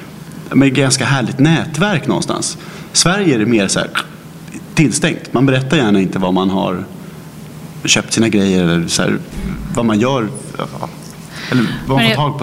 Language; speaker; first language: Swedish; native; Swedish